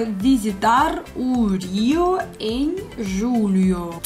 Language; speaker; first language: Portuguese; non-native, learner; Russian